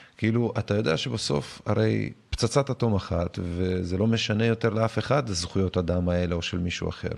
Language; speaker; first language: Hebrew; early bilingual, other home language; Russian